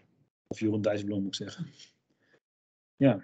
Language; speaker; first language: Dutch; native; Dutch